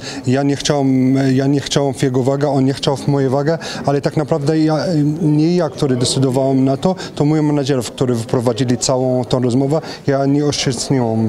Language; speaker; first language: Polish; non-native, fluent; French